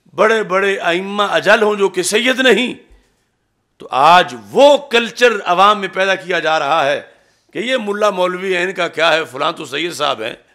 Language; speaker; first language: Urdu; non-native, local second language; Punjabi